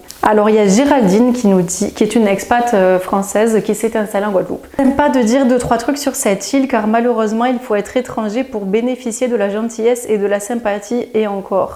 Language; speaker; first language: French; native; French